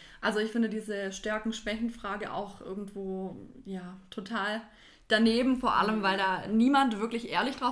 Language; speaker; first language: German; native; German